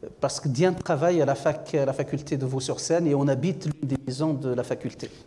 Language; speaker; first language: French; non-native, local second language; Kabyle